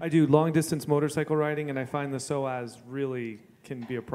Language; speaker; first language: English; native; English